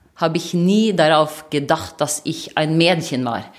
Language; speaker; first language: German; non-native, fluent; Norwegian